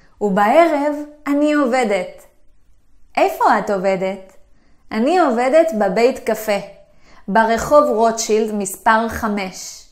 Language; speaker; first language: Hebrew; non-native, fluent; Spanish